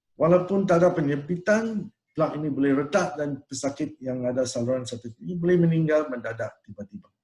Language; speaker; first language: Malay; non-native, local second language; Tamil